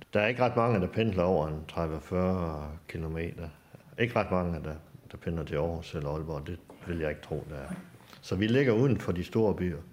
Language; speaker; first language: Danish; native; Danish